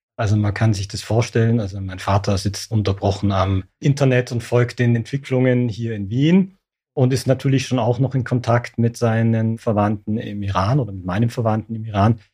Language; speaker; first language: German; early bilingual, other home language; Persian